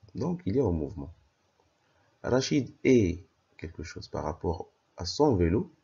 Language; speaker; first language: French; non-native, local second language; Arabic